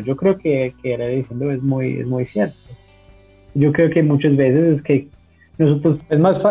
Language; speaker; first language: Spanish; non-native, fluent; English